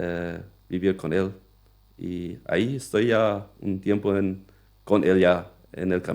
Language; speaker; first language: Spanish; non-native, local second language; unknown